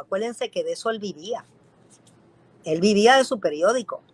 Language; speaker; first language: Spanish; native; Spanish